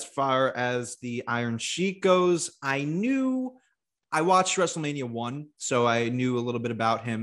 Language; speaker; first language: English; native; English